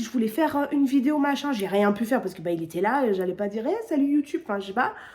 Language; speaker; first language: French; native; French